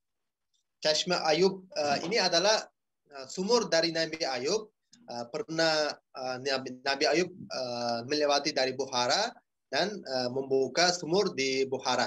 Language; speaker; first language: Indonesian; non-native, fluent; Uzbek